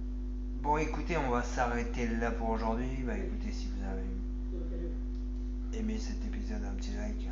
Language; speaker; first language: French; native; French